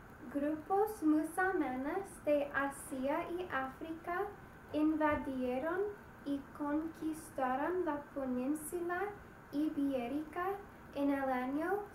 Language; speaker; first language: Spanish; non-native, learner; English